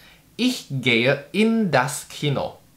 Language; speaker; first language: German; non-native, fluent; Indonesian